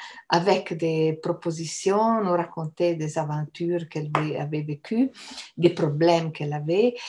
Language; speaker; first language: French; non-native, fluent; Italian